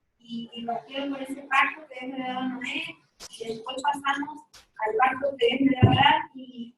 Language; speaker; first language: Spanish; native; Spanish